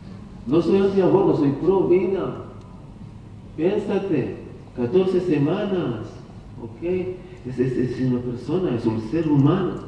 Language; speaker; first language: Spanish; non-native, learner; Hebrew